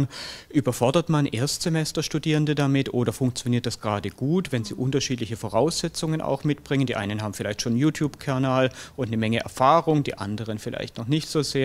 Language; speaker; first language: German; native; German